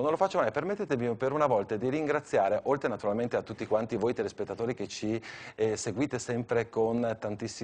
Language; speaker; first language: Italian; native; Italian